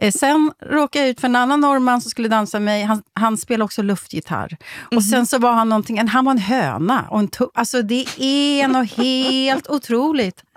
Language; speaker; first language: Swedish; native; Swedish